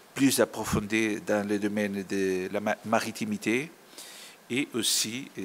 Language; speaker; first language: French; non-native, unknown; Portuguese